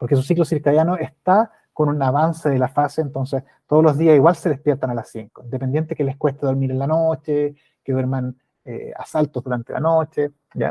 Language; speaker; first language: Spanish; native; Spanish